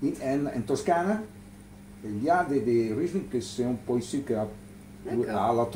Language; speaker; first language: French; non-native, learner; Italian